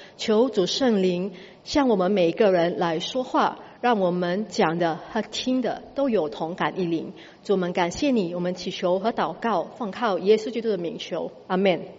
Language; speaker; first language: Chinese; non-native, fluent; Indonesian